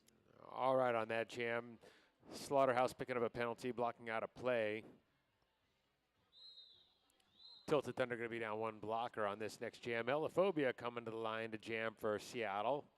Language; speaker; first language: English; native; English